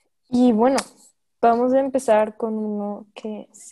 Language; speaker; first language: Spanish; native; Spanish